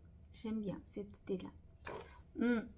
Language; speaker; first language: French; non-native, fluent; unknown